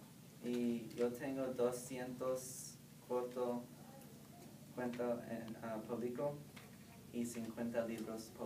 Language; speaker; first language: Spanish; non-native, learner; English